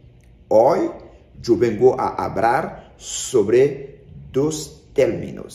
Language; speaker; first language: Spanish; non-native, fluent; Haitian Creole